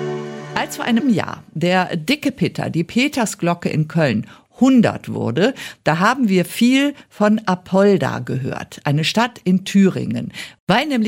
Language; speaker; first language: German; native; German